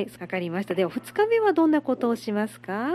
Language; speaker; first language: Japanese; native; Japanese